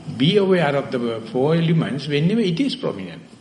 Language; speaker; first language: English; non-native, local second language; Sinhala